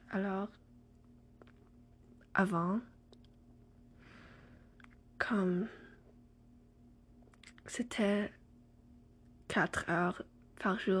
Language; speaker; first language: French; non-native, learner; English